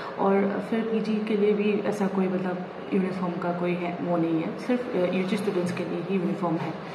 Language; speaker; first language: Hindi; non-native, local second language; Assamese